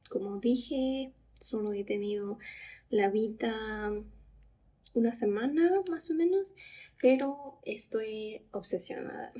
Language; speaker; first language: Spanish; non-native, fluent; English